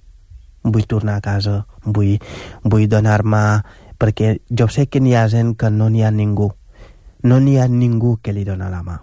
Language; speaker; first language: Catalan; non-native, fluent; Wolof